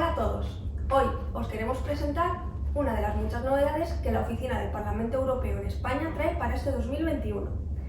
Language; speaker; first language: Spanish; native; Spanish